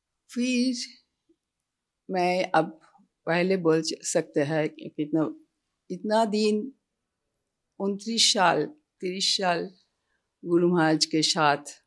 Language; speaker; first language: Hindi; non-native, local second language; Bangla